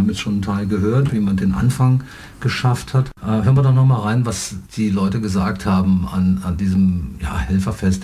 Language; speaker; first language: German; native; German